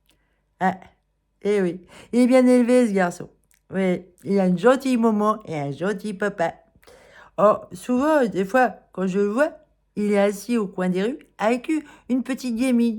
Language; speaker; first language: French; native; French